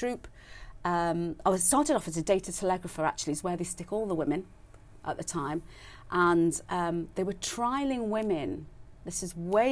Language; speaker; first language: English; native; English